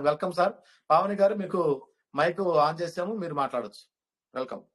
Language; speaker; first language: Telugu; native; Telugu